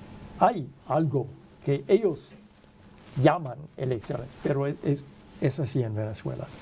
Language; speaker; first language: Spanish; non-native, fluent; English